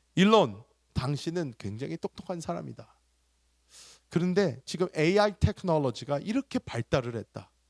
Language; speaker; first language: Korean; early bilingual, heritage; Korean